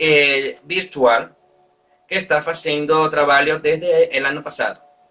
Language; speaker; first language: Portuguese; non-native, learner; Spanish